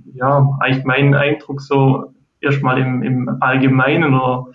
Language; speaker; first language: German; native; German